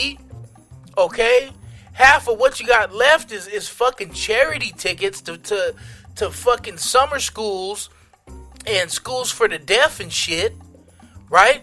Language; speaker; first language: English; native; English